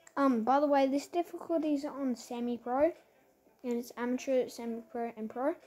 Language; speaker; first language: English; native; English